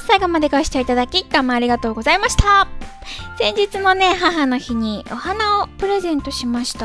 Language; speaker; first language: Japanese; native; Japanese